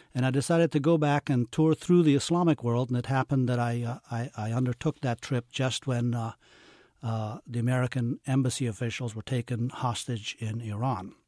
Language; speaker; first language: English; early bilingual, heritage; English